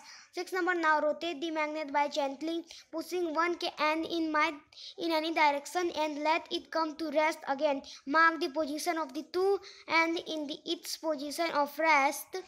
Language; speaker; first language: English; non-native, local second language; Hindi